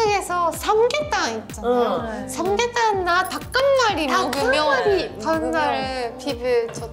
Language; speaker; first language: Korean; non-native, learner; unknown